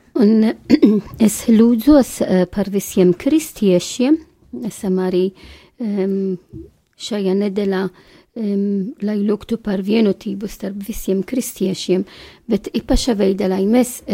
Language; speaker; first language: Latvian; non-native, fluent; Maltese